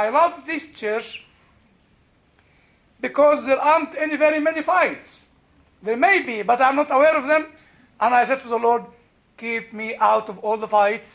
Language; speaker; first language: English; non-native, fluent; Arabic